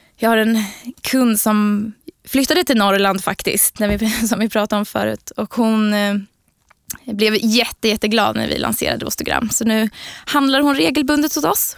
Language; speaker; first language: Swedish; native; Swedish